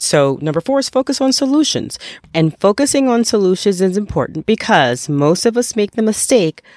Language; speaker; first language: English; native; English